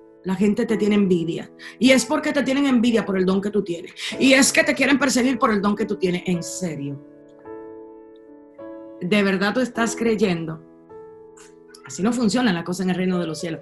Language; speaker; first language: Spanish; native; Spanish